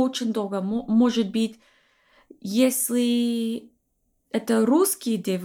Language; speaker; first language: Russian; non-native, learner; English